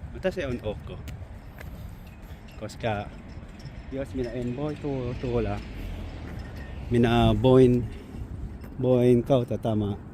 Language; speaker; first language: Finnish; non-native, learner; Filipino